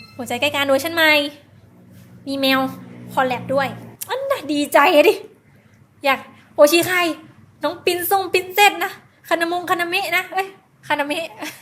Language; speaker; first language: Thai; native; Thai